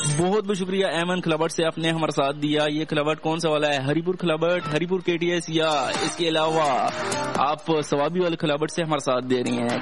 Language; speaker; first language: Urdu; non-native, local second language; Pashto